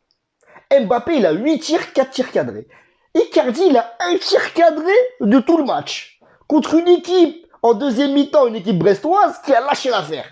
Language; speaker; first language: French; native; French